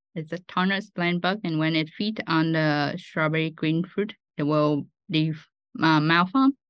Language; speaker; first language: English; non-native, fluent; Vietnamese